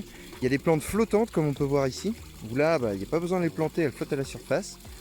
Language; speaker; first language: French; native; French